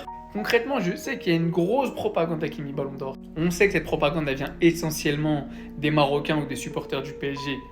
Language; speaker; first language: French; native; French